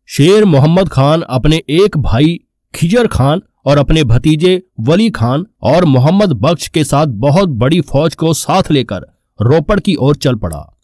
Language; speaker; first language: Hindi; non-native, local second language; Punjabi